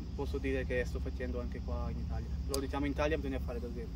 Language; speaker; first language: Italian; non-native, fluent; Urdu